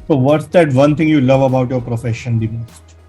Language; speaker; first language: English; non-native, local second language; Hindi